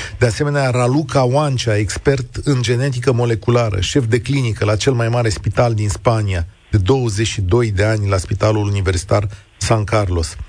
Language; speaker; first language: Romanian; native; Romanian